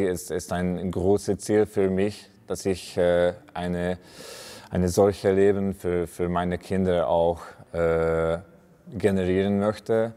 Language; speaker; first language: German; non-native, fluent; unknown